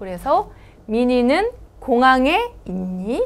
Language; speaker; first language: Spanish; non-native, learner; Korean